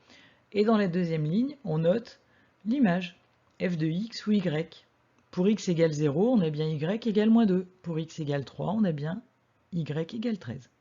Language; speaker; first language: French; native; French